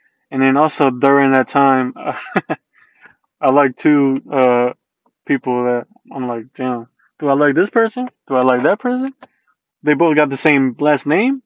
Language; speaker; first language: English; early bilingual, other home language; Spanish